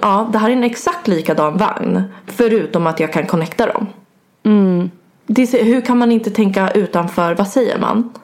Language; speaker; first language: Swedish; native; Swedish